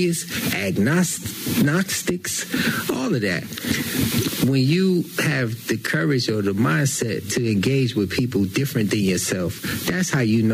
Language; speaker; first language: English; native; English